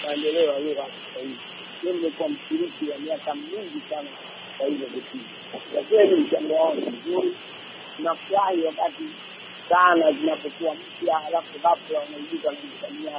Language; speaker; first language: Swahili; native; Swahili